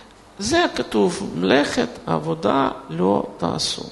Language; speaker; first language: Hebrew; non-native, fluent; Russian